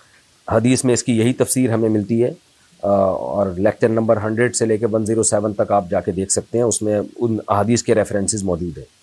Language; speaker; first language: Urdu; native; Urdu